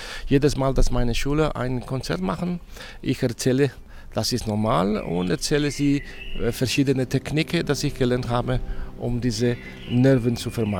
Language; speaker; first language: German; non-native, fluent; Spanish